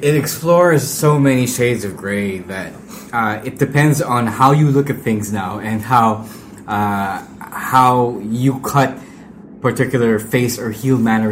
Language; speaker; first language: English; non-native, local second language; Filipino